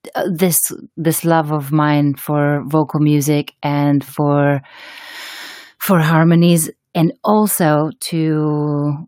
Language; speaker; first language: English; non-native, fluent; Hebrew